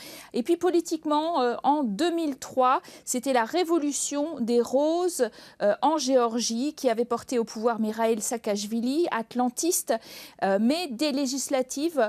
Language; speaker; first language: French; native; French